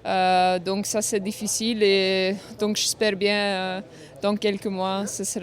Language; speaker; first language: French; non-native, fluent; Dutch